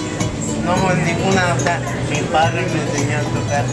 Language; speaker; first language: Spanish; native; Spanish